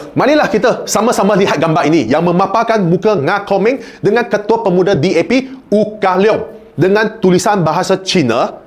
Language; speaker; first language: Malay; non-native, local second language; Chinese